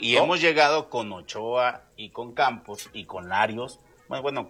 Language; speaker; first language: Spanish; native; Spanish